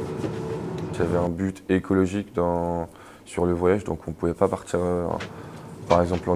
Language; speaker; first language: French; native; French